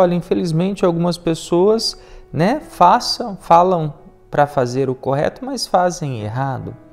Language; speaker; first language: Portuguese; native; Portuguese